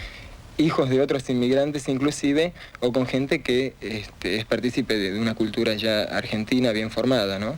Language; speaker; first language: Spanish; non-native, local second language; Ukrainian